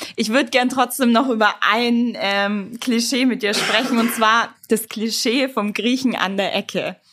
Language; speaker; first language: German; native; German